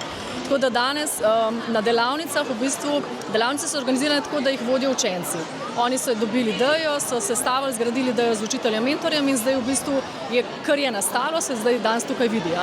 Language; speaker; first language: Slovenian; native; Slovenian